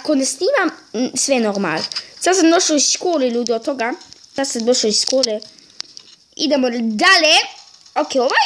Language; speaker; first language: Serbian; early bilingual, heritage; Serbian